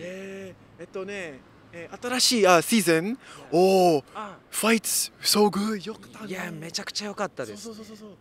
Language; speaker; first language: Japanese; non-native, learner; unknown